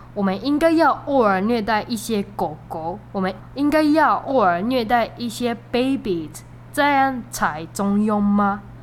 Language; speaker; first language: Chinese; non-native, fluent; Japanese